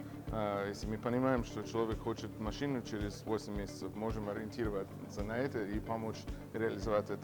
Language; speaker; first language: Russian; non-native, fluent; English